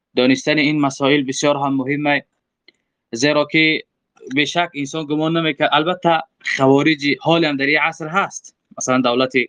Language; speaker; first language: Persian; native; Persian